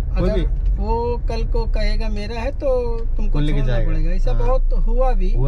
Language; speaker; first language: Hindi; native; Hindi